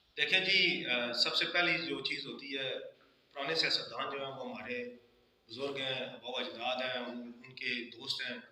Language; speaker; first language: Urdu; non-native, local second language; Punjabi